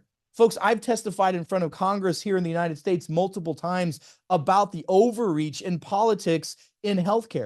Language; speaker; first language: English; native; English